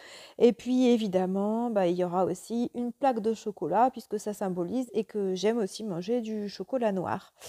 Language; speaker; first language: French; native; French